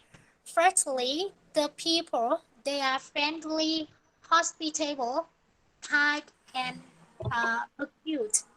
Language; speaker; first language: English; non-native, learner; Vietnamese